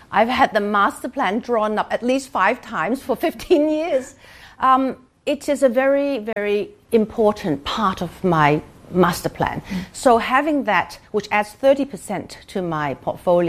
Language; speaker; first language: English; non-native, local second language; Cantonese